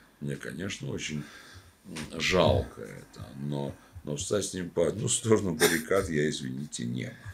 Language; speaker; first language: Russian; native; Russian